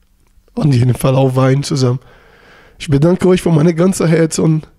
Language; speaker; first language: German; non-native, learner; Portuguese